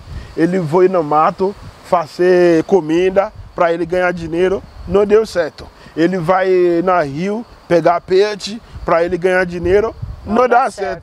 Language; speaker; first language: Portuguese; non-native, learner; Yoruba